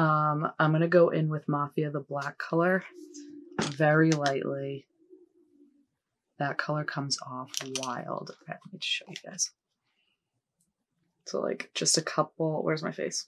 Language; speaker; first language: English; native; English